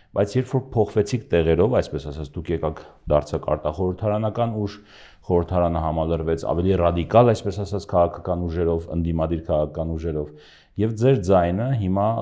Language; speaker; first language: Armenian; native; Armenian